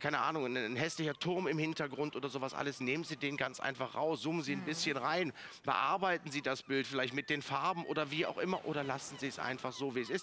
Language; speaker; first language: German; native; German